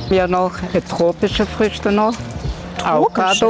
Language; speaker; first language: German; early bilingual, other home language; Turkish